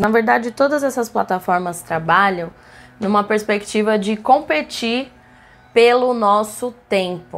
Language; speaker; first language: Portuguese; native; Portuguese